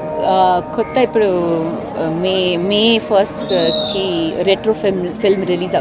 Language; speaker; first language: Telugu; non-native, learner; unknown